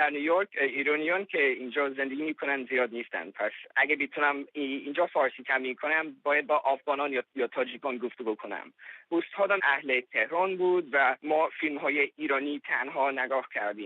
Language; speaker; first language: Persian; non-native, learner; English